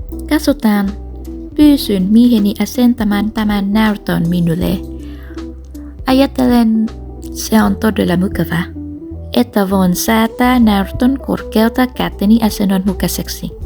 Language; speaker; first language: Finnish; non-native, learner; Vietnamese